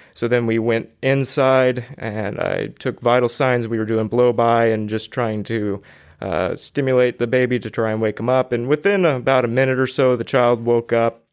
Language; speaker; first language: English; native; English